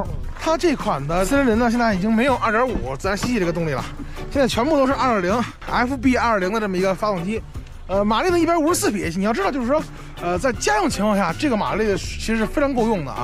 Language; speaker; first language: Chinese; native; Chinese